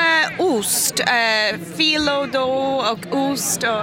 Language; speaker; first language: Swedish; non-native, learner; English